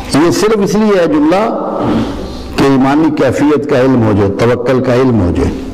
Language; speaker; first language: Urdu; non-native, local second language; Punjabi